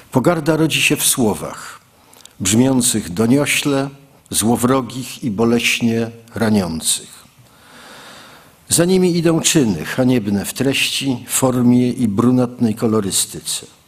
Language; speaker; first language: Polish; native; Polish